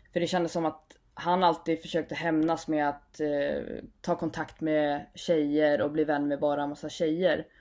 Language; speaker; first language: Swedish; native; Swedish